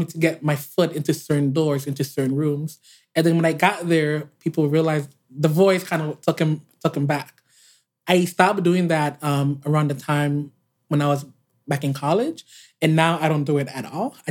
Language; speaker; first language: English; native; English